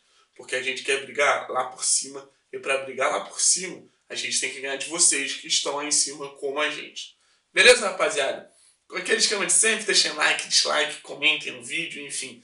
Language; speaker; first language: Portuguese; native; Portuguese